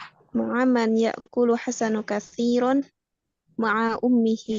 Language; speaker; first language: Arabic; non-native, learner; Indonesian